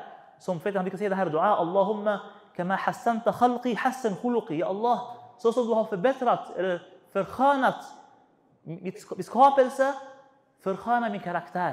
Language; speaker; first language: Swedish; non-native, fluent; Arabic